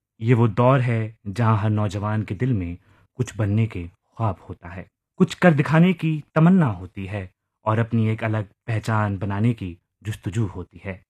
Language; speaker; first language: Urdu; native; Urdu